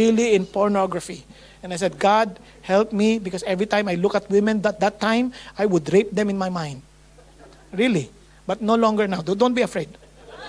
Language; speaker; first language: English; non-native, local second language; Filipino